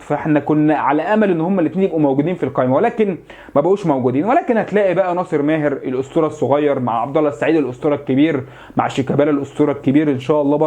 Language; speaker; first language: Arabic; native; Arabic